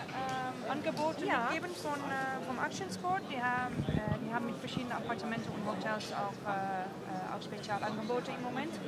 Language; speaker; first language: German; non-native, fluent; Dutch